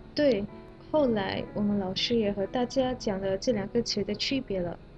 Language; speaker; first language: Chinese; non-native, local second language; Malay